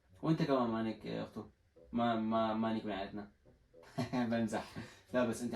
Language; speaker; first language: Arabic; native; Arabic